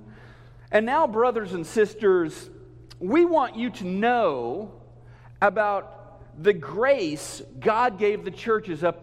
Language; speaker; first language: English; native; English